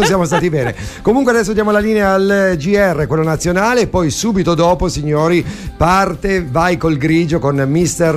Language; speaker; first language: Italian; native; Italian